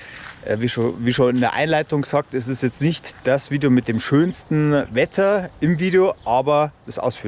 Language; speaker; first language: German; native; German